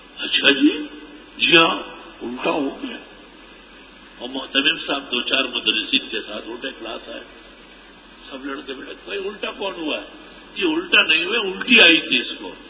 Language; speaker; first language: Urdu; non-native, local second language; Pashto